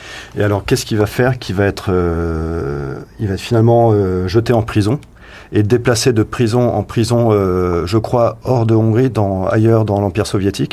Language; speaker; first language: French; native; French